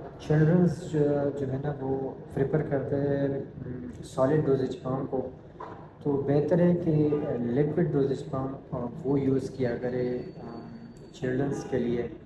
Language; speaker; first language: Urdu; non-native, local second language; Pashto